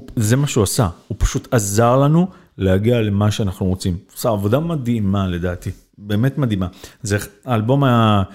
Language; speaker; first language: Hebrew; native; Hebrew